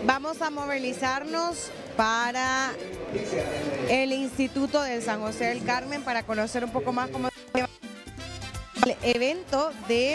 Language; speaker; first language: Spanish; native; Spanish